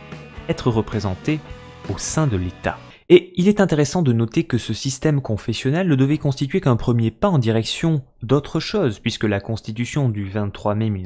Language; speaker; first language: French; native; French